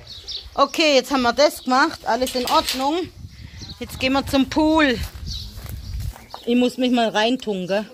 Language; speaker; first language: German; native; German